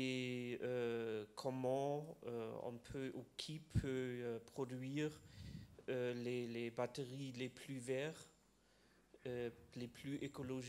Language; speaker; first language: French; non-native, fluent; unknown